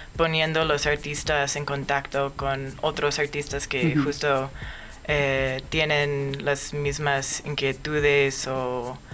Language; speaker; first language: Spanish; non-native, fluent; English